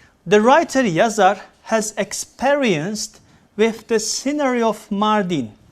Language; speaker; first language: English; non-native, fluent; Turkish